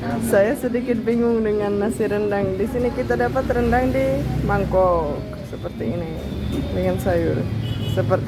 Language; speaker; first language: Indonesian; non-native, fluent; Czech